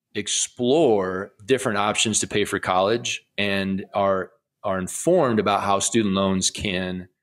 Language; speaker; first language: English; native; English